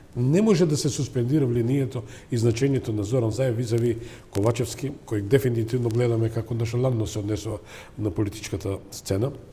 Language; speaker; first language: Macedonian; non-native, local second language; Serbian